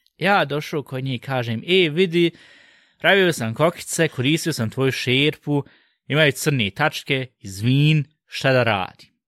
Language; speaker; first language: Bosnian; early bilingual, heritage; Bosnian